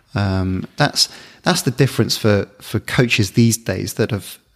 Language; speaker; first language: English; native; English